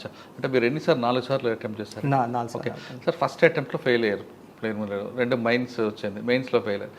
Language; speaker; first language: Telugu; native; Telugu